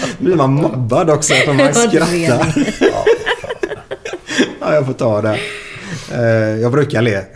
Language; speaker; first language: Swedish; native; Swedish